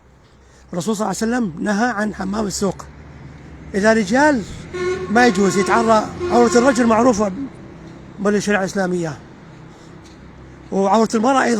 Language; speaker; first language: Arabic; native; Arabic